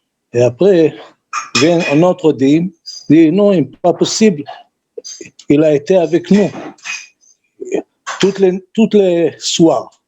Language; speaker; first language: French; non-native, learner; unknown